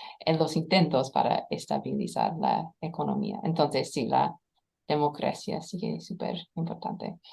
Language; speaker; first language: Spanish; non-native, fluent; English